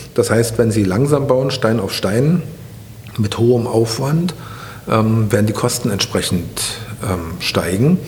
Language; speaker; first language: German; native; German